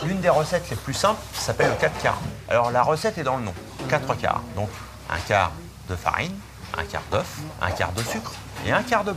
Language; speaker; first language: French; native; French